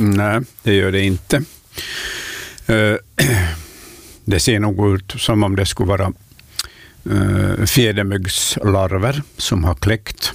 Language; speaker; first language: Swedish; native; Swedish